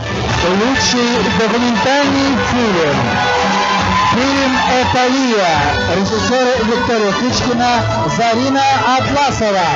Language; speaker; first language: Russian; native; Russian